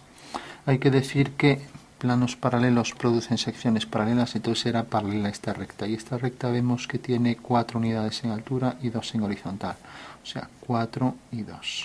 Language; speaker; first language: Spanish; native; Spanish